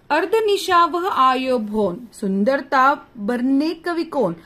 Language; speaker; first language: Hindi; non-native, local second language; Marathi